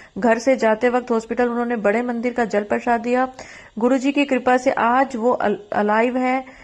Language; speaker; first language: Hindi; native; Hindi